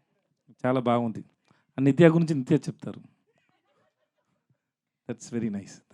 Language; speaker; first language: Telugu; non-native, learner; Tamil